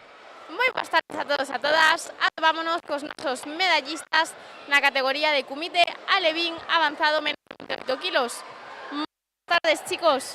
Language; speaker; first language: Galician; native; Galician